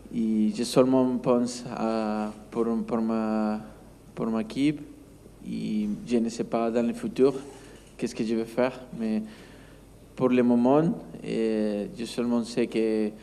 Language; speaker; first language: French; non-native, learner; Spanish